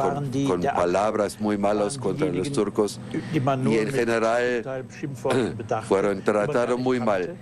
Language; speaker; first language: Spanish; non-native, fluent; German